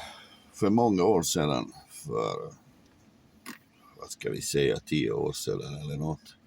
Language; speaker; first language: Swedish; non-native, fluent; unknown